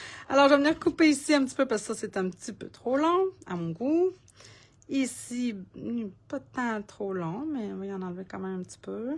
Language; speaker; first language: French; native; French